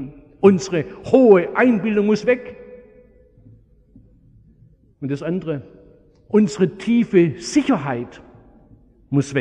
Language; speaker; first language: German; native; German